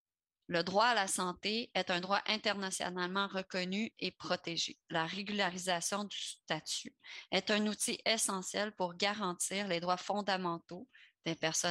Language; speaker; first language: French; native; French